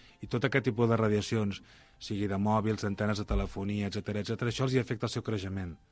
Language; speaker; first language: Catalan; non-native, local second language; Spanish